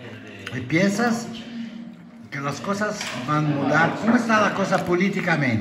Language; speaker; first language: Spanish; non-native, learner; Portuguese